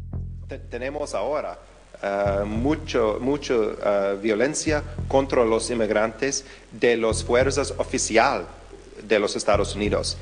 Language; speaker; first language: Spanish; non-native, learner; English